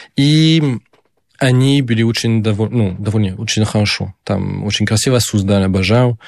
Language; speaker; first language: Russian; non-native, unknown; French